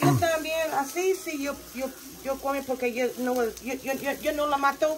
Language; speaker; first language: Spanish; non-native, learner; English